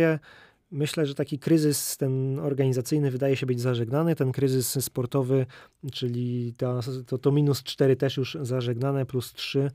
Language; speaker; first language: Polish; native; Polish